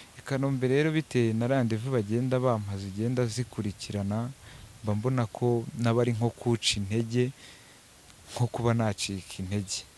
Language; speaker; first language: Kinyarwanda; native; Kinyarwanda